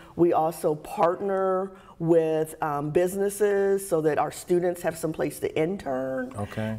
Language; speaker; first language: English; native; English